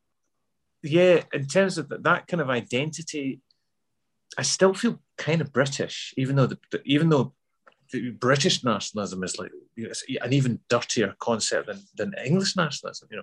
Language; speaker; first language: English; native; English